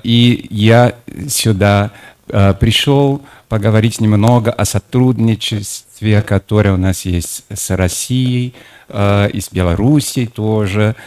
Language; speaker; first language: Russian; non-native, fluent; Portuguese